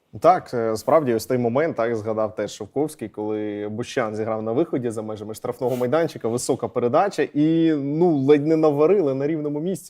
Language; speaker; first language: Ukrainian; native; Ukrainian